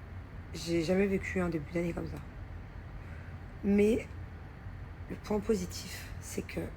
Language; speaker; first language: French; native; French